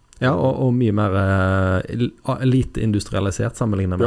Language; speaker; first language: Norwegian; native; Norwegian